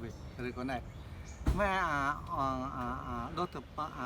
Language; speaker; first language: French; non-native, fluent; Khmer